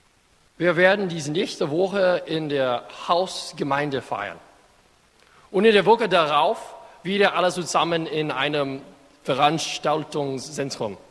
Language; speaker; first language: German; non-native, fluent; English